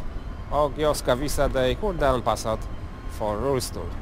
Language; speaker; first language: Swedish; non-native, learner; Polish